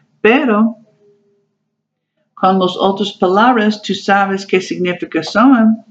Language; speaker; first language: Spanish; non-native, learner; English